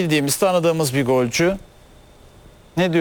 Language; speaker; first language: Turkish; native; Turkish